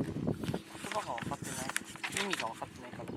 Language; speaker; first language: Japanese; native; Japanese